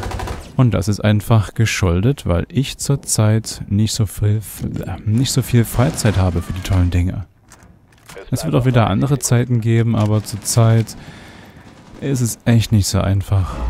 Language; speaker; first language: German; native; German